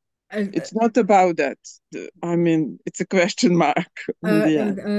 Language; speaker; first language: English; non-native, learner; Serbian